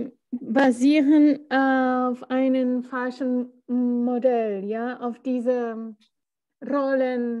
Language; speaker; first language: German; non-native, fluent; Spanish